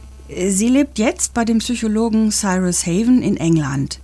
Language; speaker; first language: German; native; German